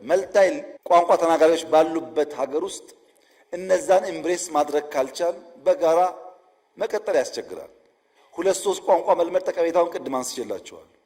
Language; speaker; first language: Amharic; non-native, local second language; Oromo